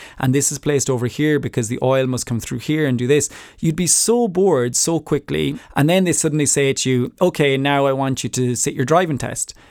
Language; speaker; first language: English; native; English